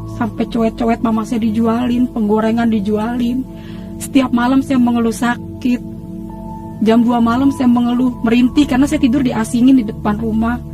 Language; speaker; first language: Indonesian; native; Indonesian